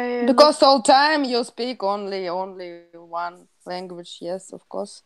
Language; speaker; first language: English; non-native, learner; Russian